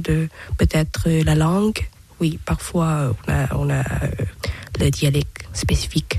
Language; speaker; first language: French; non-native, learner; Thai